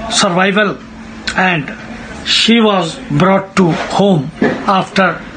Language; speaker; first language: English; non-native, local second language; Hindi